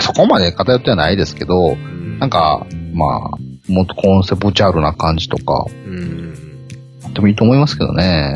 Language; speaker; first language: Japanese; native; Japanese